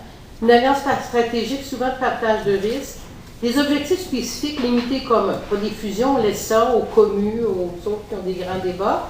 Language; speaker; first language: French; native; French